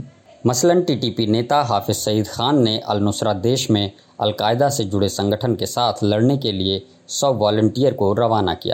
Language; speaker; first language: Hindi; native; Hindi